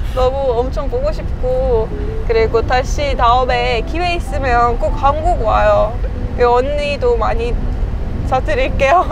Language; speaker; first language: Korean; non-native, fluent; Estonian